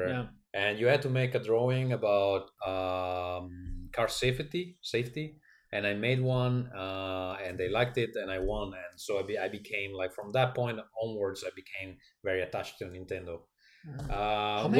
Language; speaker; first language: English; non-native, fluent; Italian